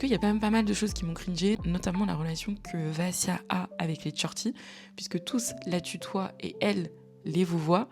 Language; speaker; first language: French; native; French